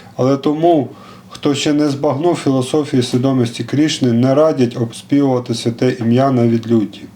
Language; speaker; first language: Ukrainian; non-native, local second language; Russian